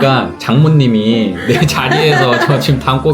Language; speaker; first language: Korean; native; Korean